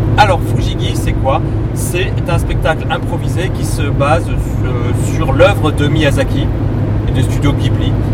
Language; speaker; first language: French; native; French